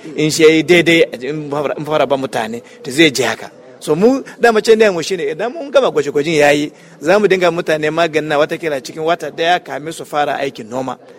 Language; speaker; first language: Hausa; non-native, local second language; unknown